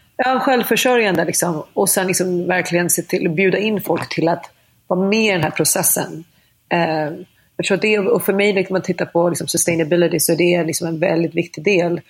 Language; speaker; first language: Swedish; early bilingual, other home language; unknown